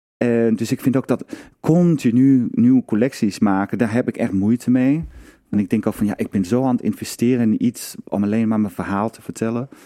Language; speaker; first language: Dutch; non-native, fluent; Danish